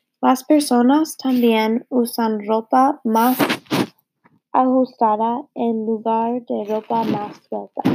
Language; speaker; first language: Spanish; non-native, learner; English